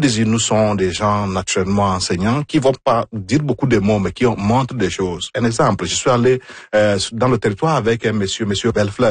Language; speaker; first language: French; non-native, fluent; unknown